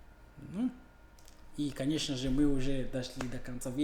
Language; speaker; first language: Russian; non-native, fluent; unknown